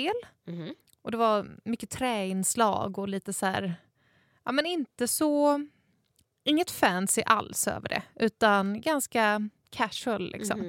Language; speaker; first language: Swedish; native; Swedish